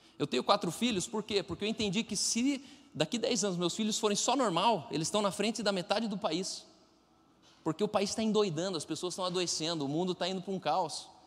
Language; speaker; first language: Portuguese; non-native, fluent; German